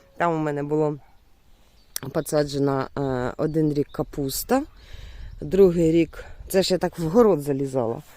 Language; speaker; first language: Ukrainian; non-native, local second language; Russian